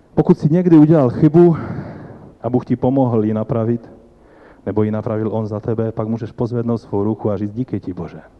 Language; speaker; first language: Czech; non-native, local second language; Polish